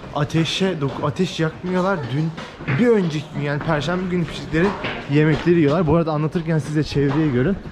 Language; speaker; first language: Turkish; native; Turkish